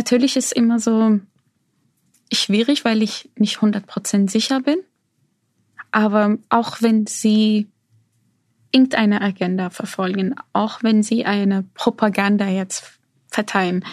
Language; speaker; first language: German; non-native, fluent; Arabic